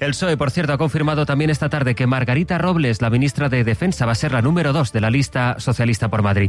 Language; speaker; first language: Spanish; native; Spanish